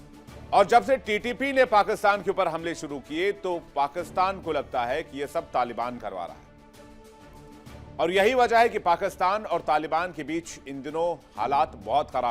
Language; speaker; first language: Hindi; native; Hindi